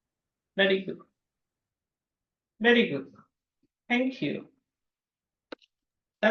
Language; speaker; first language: English; non-native, fluent; Spanish